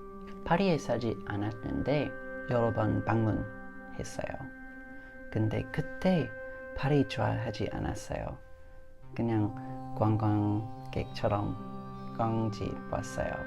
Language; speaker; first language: Korean; non-native, learner; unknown